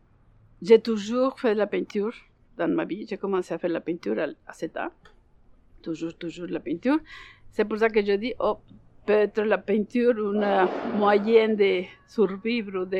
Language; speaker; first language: French; non-native, learner; Spanish